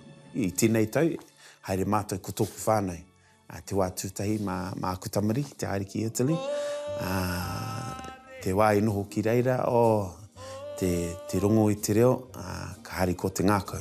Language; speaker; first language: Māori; non-native, local second language; English